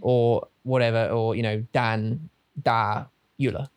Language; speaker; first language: English; native; English